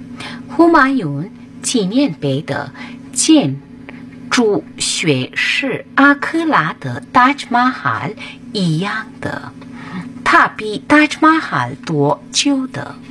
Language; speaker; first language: Chinese; non-native, fluent; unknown